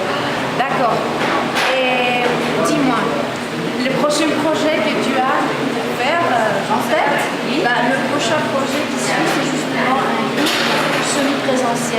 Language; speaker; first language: French; non-native, fluent; Spanish